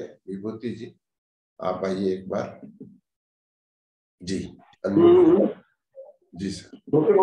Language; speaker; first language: Hindi; native; Hindi